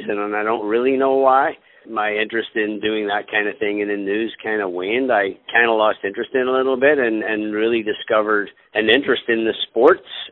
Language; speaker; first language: English; native; English